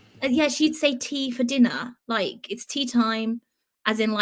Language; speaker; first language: English; native; English